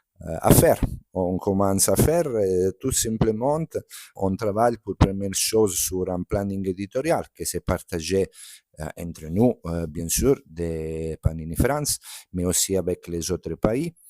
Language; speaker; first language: French; non-native, fluent; Italian